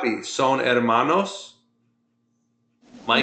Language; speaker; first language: Spanish; non-native, fluent; English